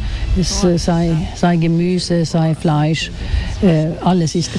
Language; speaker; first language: German; non-native, fluent; Swedish